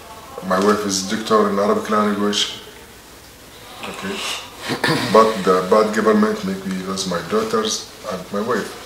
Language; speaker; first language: English; non-native, learner; Arabic